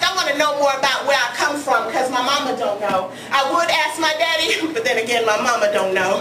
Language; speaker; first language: English; native; English